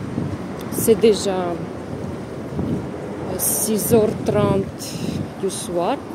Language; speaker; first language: French; non-native, fluent; Russian